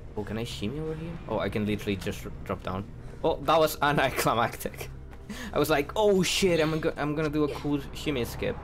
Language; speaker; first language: English; non-native, fluent; Spanish